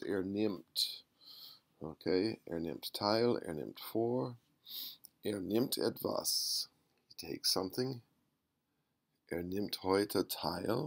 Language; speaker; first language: German; non-native, fluent; English